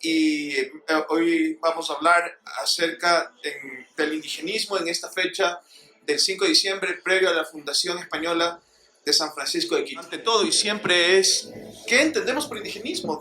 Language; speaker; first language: Spanish; native; Spanish